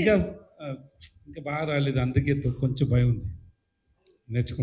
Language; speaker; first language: Telugu; non-native, learner; Tamil